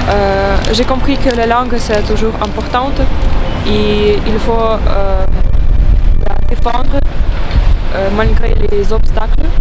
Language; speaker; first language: French; non-native, fluent; Ukrainian